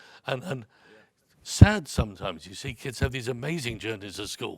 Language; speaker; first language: English; native; English